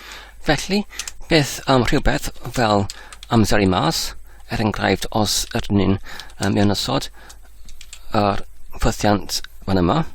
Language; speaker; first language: Welsh; non-native, learner; English